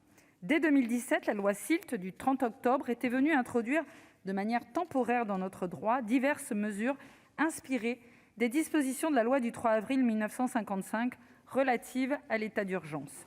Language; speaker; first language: French; native; French